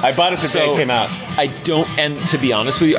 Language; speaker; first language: English; native; English